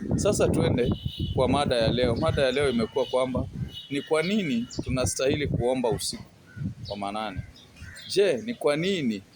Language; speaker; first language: Swahili; non-native, local second language; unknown